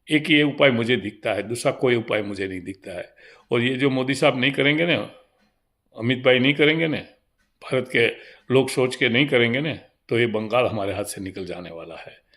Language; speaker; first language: Hindi; non-native, local second language; Gujarati